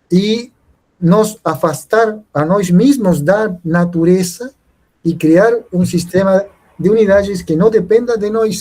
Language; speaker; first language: Portuguese; non-native, fluent; Spanish